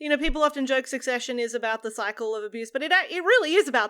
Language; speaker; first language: English; native; English